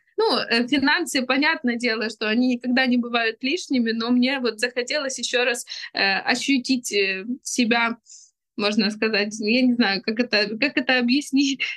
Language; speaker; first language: Russian; native; Russian